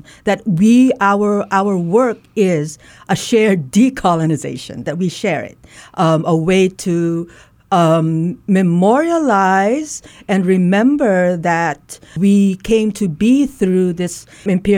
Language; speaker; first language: English; non-native, local second language; Waray